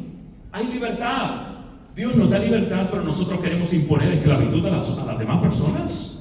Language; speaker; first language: Spanish; native; Spanish